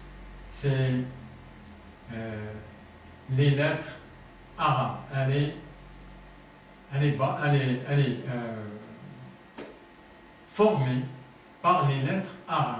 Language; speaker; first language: French; non-native, fluent; Arabic